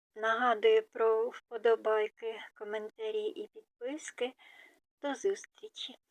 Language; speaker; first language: Ukrainian; non-native, local second language; Russian